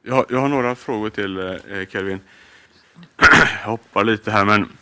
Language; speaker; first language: Swedish; native; Swedish